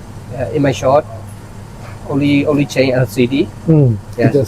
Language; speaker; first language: English; non-native, learner; Thai